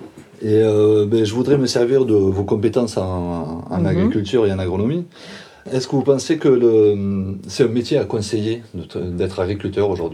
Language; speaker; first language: French; native; French